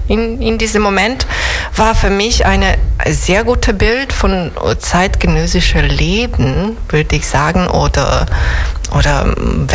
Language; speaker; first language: German; non-native, fluent; Serbian